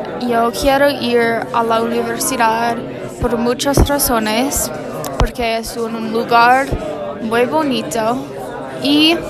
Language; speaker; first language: Spanish; non-native, learner; English